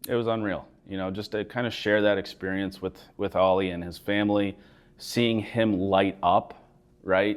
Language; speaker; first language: English; native; English